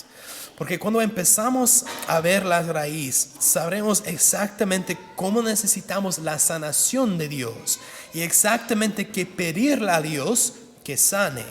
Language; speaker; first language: Spanish; non-native, fluent; English